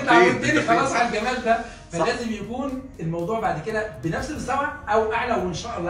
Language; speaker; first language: Arabic; native; Arabic